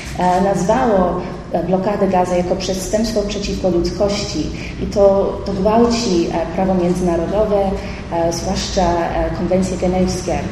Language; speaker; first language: Polish; early bilingual, heritage; Polish